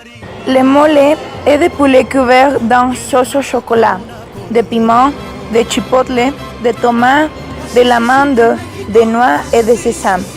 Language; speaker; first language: French; non-native, learner; Spanish